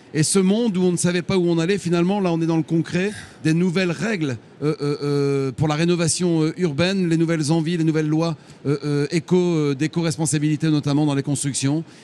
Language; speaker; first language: French; native; French